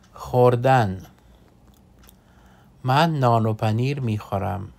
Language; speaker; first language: Persian; non-native, fluent; Urdu